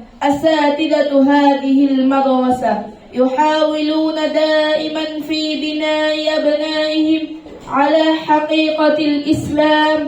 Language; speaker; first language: Arabic; non-native, learner; Bangla